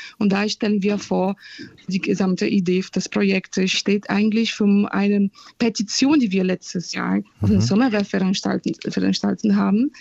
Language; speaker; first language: German; non-native, fluent; Portuguese